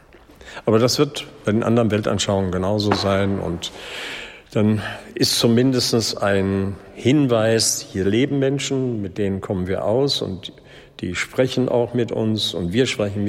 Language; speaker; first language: German; native; German